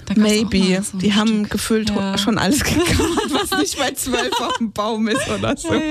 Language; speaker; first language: German; native; German